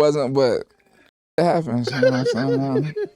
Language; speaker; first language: English; native; English